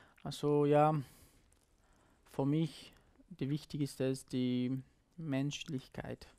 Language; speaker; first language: German; non-native, learner; Persian